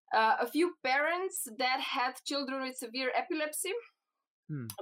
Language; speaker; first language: English; non-native, fluent; Slovenian